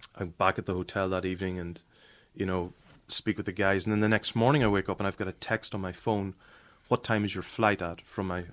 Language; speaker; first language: English; native; English